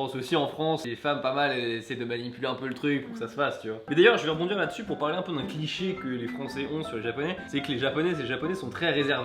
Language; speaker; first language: French; native; French